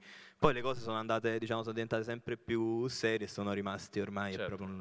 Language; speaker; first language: Italian; native; Italian